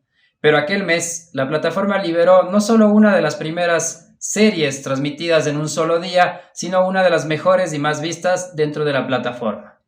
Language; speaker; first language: Spanish; native; Spanish